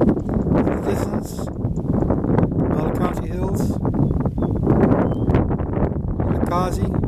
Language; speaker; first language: English; native; English